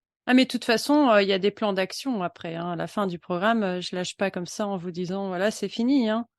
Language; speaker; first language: French; native; French